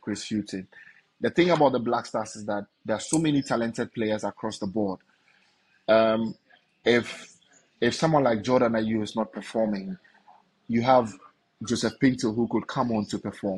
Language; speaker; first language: English; non-native, local second language; Akan